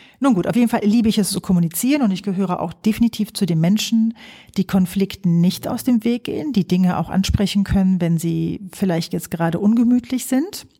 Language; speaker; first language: German; early bilingual, other home language; Polish